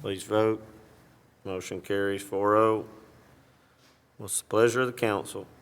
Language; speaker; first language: English; native; English